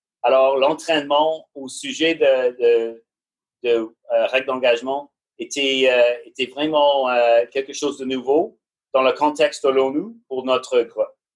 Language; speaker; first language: French; non-native, learner; English